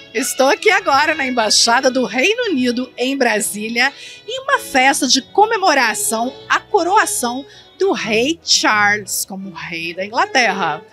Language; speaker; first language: Portuguese; native; Portuguese